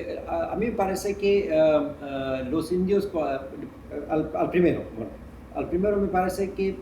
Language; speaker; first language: Spanish; non-native, fluent; Hindi